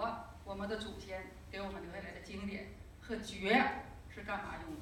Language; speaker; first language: Chinese; native; Chinese